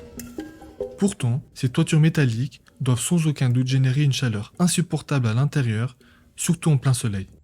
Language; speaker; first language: French; native; French